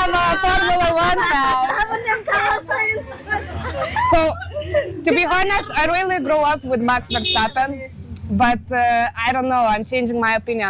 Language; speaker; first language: English; non-native, learner; Lithuanian